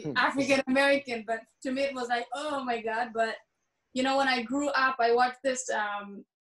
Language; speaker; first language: English; early bilingual, heritage; Hebrew